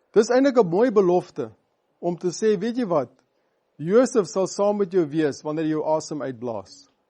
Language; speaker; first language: Afrikaans; non-native, local second language; English